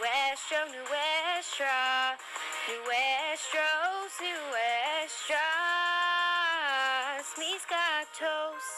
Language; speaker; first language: Spanish; non-native, learner; English